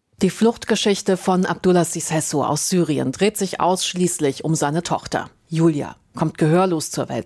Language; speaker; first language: German; native; German